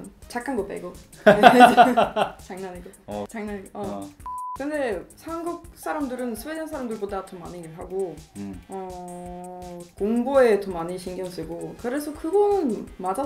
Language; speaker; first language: Korean; non-native, fluent; Swedish